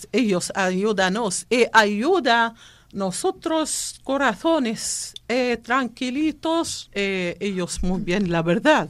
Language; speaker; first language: Spanish; non-native, learner; Arabic